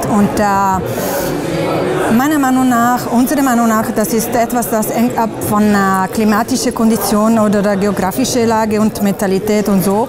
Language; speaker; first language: German; non-native, fluent; Italian